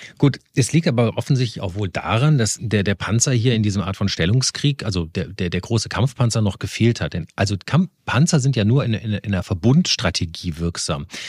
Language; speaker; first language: German; native; German